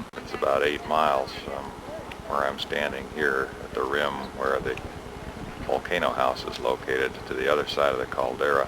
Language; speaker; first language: English; native; English